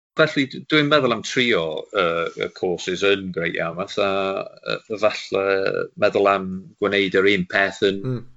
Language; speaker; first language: Welsh; non-native, local second language; English